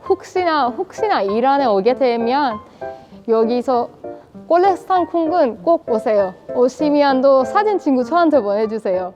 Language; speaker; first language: Korean; non-native, fluent; Persian